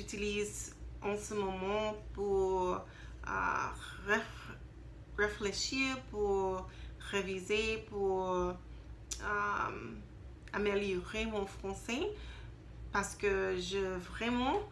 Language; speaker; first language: French; non-native, learner; English